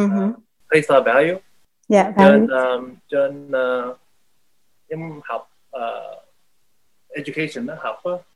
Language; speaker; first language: Vietnamese; early bilingual, heritage; Vietnamese